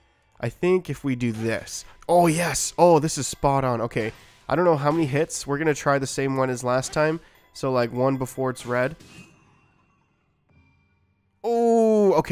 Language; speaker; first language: English; native; English